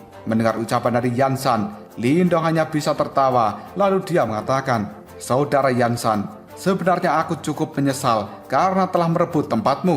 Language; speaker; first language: Indonesian; native; Indonesian